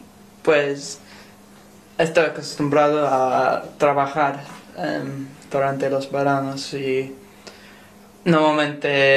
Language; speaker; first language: Spanish; non-native, learner; English